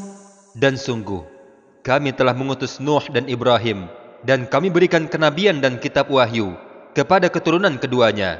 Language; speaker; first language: Indonesian; native; Indonesian